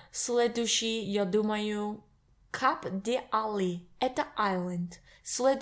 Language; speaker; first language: Russian; non-native, learner; English